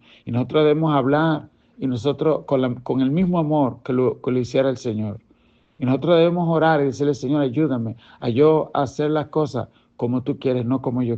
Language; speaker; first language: Spanish; native; Spanish